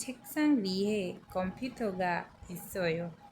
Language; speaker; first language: Korean; non-native, fluent; Hindi